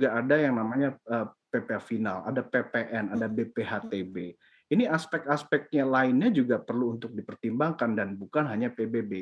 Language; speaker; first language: Indonesian; native; Indonesian